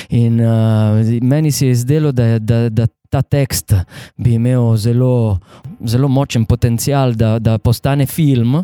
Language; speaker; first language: Slovenian; non-native, fluent; Italian